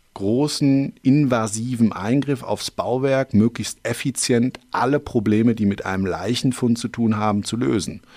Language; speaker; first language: German; native; German